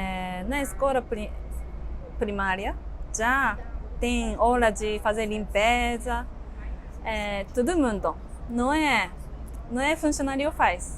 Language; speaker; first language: Portuguese; non-native, learner; Japanese